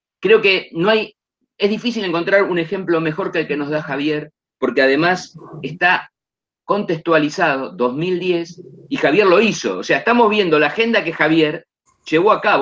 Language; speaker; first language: Spanish; native; Spanish